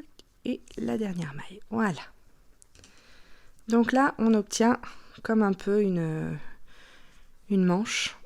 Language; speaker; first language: French; native; French